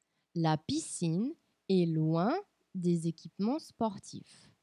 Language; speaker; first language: French; non-native, fluent; Portuguese